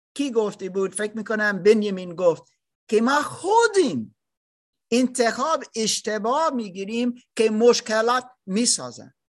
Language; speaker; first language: Persian; non-native, learner; German